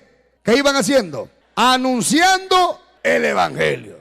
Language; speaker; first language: Spanish; native; Spanish